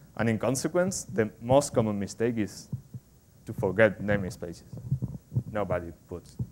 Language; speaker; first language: English; non-native, fluent; Spanish